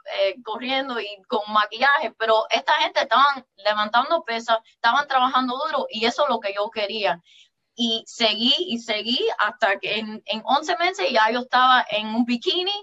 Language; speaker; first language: Spanish; early bilingual, heritage; English